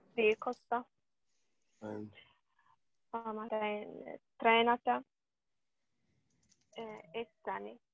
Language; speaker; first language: Finnish; non-native, learner; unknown